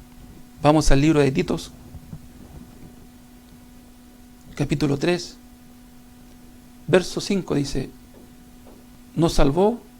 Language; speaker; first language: Spanish; native; Spanish